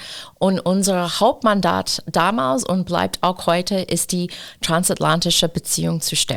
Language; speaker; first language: German; non-native, fluent; English